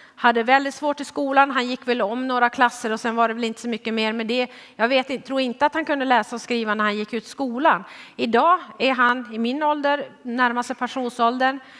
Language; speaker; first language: Swedish; native; Swedish